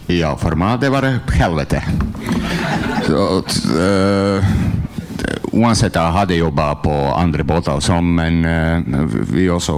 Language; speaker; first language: Norwegian; non-native, learner; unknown